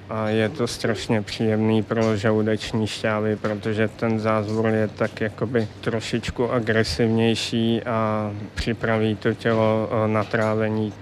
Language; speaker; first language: Czech; native; Czech